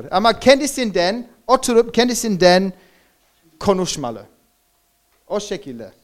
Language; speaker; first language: Turkish; non-native, fluent; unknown